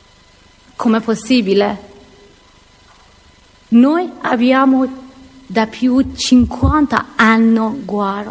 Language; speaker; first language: Italian; non-native, learner; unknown